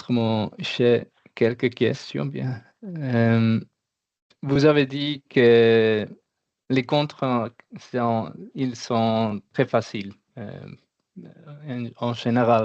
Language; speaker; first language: French; non-native, learner; German